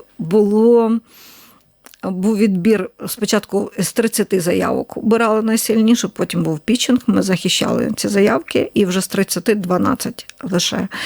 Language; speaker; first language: Ukrainian; native; Ukrainian